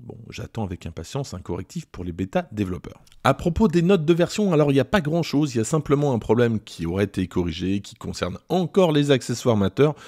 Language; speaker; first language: French; native; French